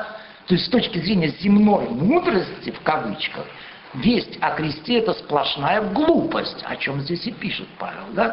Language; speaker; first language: Russian; native; Russian